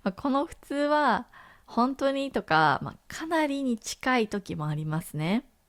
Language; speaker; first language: Japanese; native; Japanese